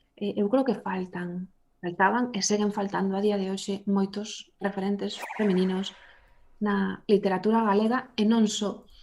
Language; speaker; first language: Galician; non-native, local second language; Spanish